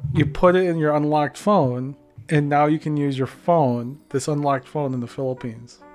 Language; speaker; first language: English; native; English